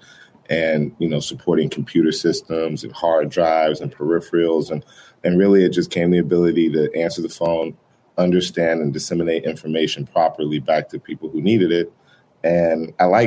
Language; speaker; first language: English; native; English